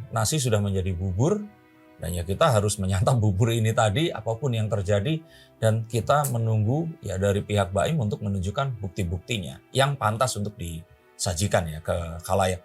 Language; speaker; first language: Indonesian; native; Indonesian